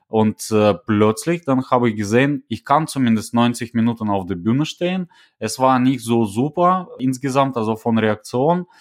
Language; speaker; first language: German; non-native, fluent; Russian